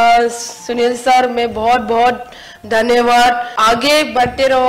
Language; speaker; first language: Hindi; non-native, local second language; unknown